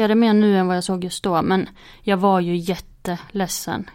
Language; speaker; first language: Swedish; native; Swedish